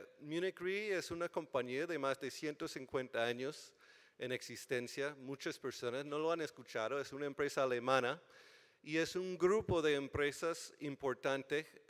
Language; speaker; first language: Spanish; non-native, fluent; English